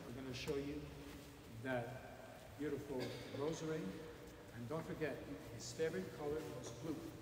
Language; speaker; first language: English; non-native, fluent; French